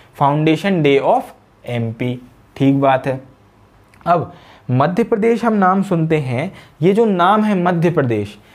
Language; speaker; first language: Hindi; native; Hindi